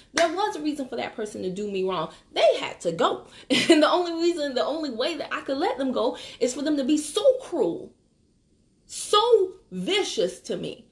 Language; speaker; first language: English; native; English